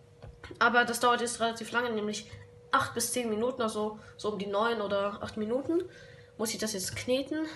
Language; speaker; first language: German; native; German